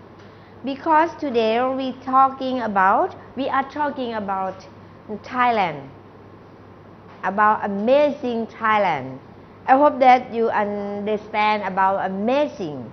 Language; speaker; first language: English; non-native, learner; Thai